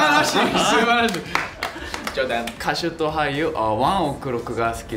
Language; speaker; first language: Japanese; non-native, learner; Korean